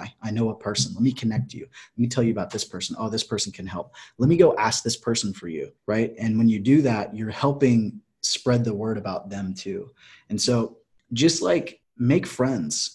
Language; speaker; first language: English; native; English